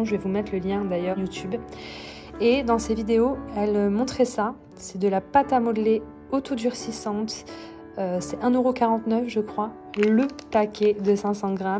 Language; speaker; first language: French; native; French